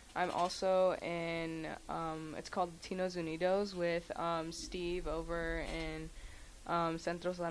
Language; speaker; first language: English; early bilingual, other home language; Spanish